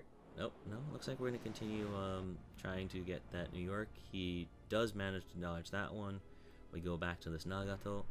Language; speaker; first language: English; native; English